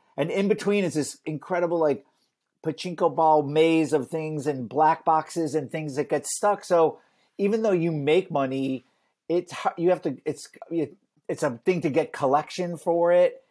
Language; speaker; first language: English; native; English